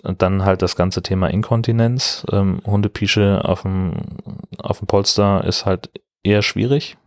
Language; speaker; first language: German; native; German